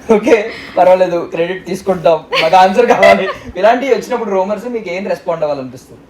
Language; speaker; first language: Telugu; native; Telugu